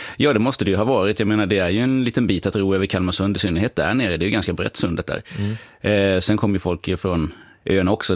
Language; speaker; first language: Swedish; native; Swedish